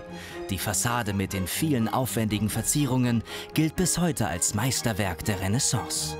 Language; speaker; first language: German; native; German